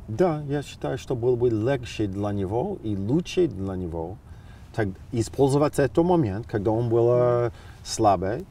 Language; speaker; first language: Russian; non-native, fluent; English